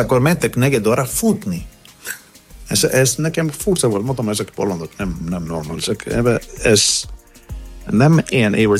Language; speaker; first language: Hungarian; non-native, learner; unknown